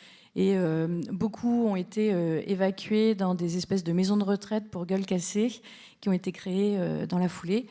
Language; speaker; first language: French; native; French